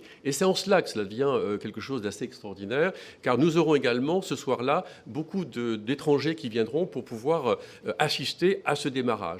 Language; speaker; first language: French; native; French